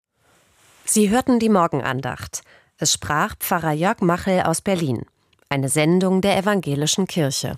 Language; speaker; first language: German; native; German